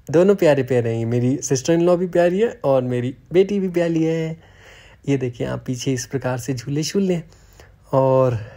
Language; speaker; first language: Hindi; native; Hindi